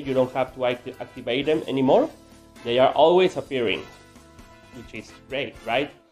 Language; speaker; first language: English; non-native, fluent; Spanish